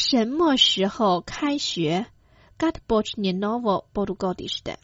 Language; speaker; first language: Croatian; non-native, fluent; Chinese